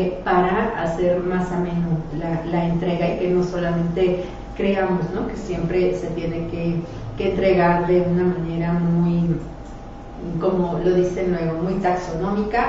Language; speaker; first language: Spanish; native; Spanish